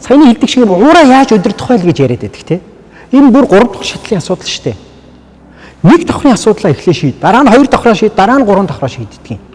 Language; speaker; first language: Mongolian; native; Mongolian